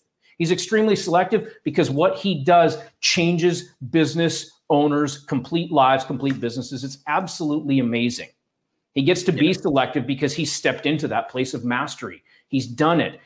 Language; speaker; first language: English; native; English